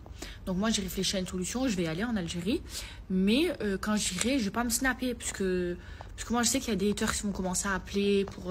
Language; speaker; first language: French; native; French